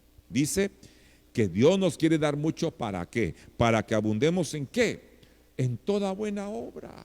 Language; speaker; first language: Spanish; native; Spanish